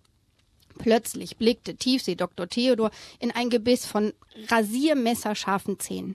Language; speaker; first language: German; native; German